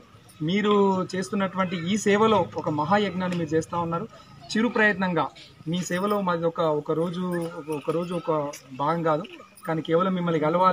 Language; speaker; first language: Telugu; native; Telugu